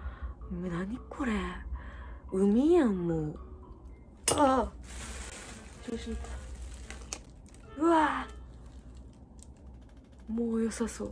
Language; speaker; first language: Japanese; native; Japanese